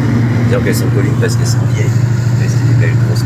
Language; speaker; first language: French; native; French